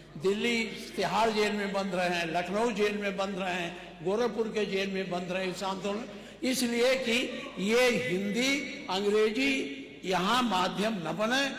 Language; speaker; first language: Hindi; native; Hindi